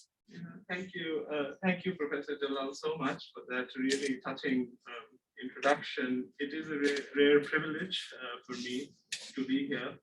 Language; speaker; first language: English; non-native, local second language; Bangla